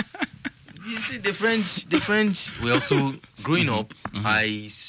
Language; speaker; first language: English; non-native, local second language; Igbo